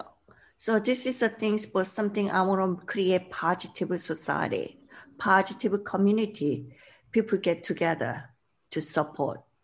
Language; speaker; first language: English; non-native, learner; Korean